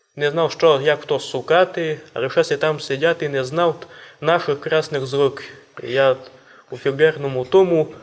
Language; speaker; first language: Ukrainian; native; Ukrainian